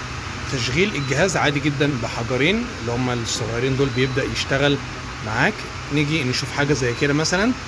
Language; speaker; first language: Arabic; native; Arabic